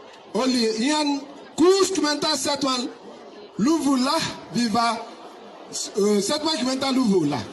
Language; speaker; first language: Finnish; non-native, learner; Igbo